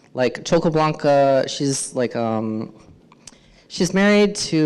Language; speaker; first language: English; native; English